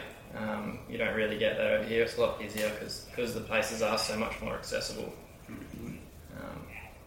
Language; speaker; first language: English; native; English